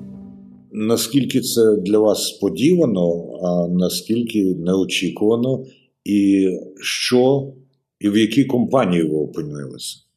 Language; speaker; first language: Ukrainian; native; Ukrainian